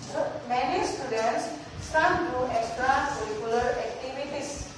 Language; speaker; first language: English; non-native, learner; Indonesian